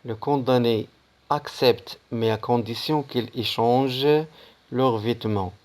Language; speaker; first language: French; non-native, local second language; Arabic